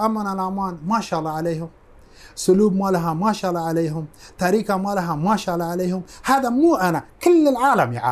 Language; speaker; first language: Arabic; non-native, fluent; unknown